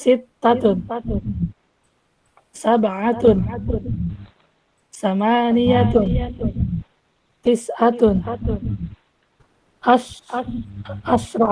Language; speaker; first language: Arabic; non-native, learner; Indonesian